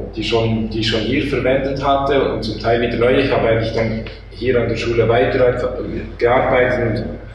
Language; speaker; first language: German; native; German